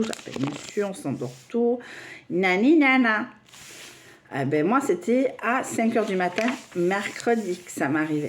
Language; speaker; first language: French; native; French